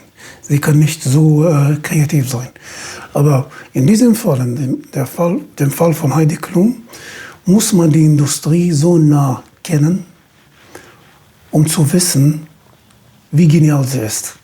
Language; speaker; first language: German; non-native, fluent; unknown